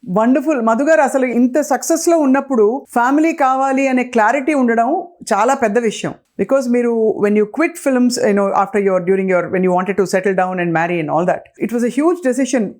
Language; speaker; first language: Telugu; native; Telugu